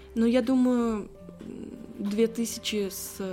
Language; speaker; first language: Russian; native; Russian